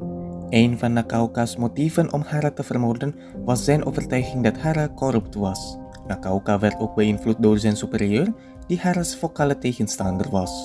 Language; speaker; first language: Dutch; non-native, fluent; Indonesian